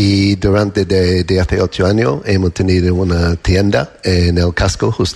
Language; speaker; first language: Spanish; non-native, learner; English